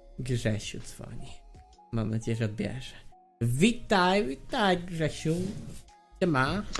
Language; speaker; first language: Polish; native; Polish